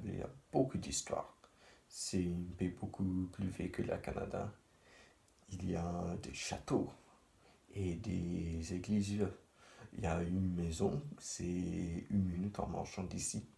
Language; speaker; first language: French; non-native, learner; English